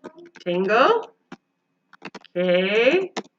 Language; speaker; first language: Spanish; non-native, learner; English